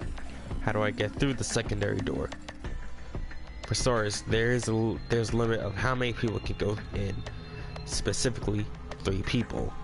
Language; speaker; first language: English; native; English